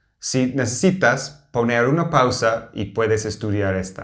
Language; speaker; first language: Spanish; non-native, fluent; English